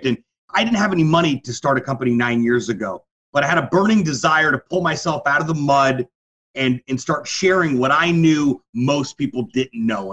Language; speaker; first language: English; native; English